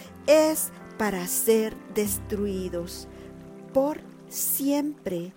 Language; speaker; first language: Spanish; native; Spanish